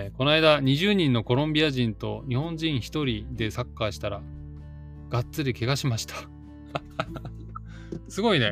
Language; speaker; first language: Japanese; native; Japanese